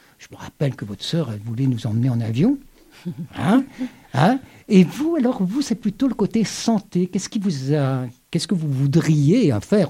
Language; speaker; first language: French; native; French